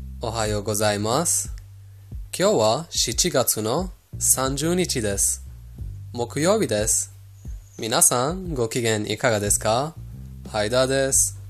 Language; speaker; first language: Japanese; non-native, fluent; Persian